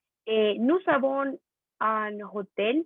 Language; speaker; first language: French; non-native, learner; Spanish